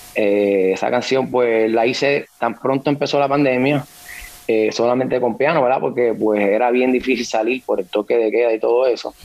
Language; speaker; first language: Spanish; native; Spanish